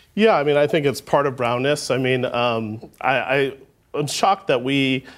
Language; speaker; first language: English; native; English